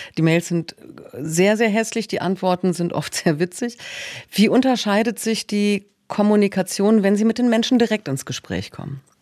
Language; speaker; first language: German; native; German